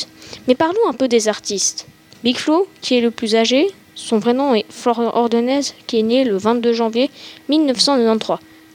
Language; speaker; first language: French; native; French